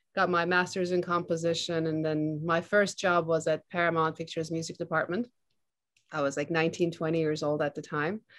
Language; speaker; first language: English; non-native, fluent; Turkish